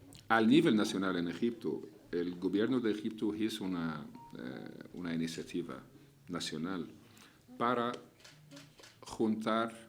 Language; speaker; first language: Spanish; non-native, fluent; Arabic